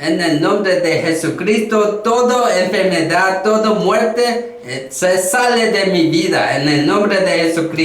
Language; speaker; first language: Spanish; non-native, learner; Korean